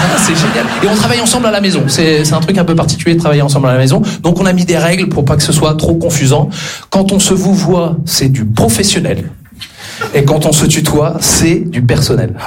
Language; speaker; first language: French; native; French